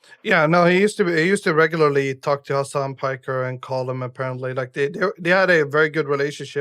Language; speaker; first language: English; native; English